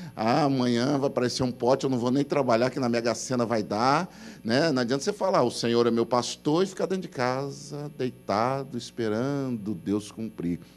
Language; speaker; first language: Portuguese; native; Portuguese